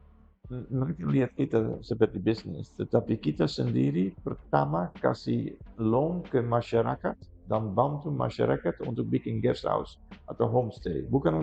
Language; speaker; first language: Indonesian; non-native, fluent; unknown